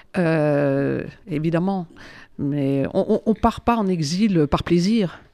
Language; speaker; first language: French; native; French